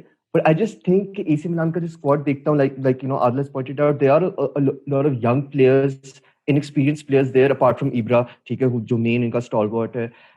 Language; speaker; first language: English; non-native, local second language; Urdu